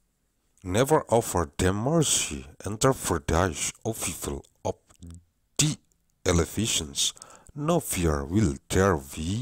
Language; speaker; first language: English; non-native, learner; Indonesian